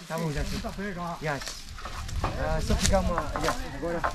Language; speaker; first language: Portuguese; non-native, learner; Vietnamese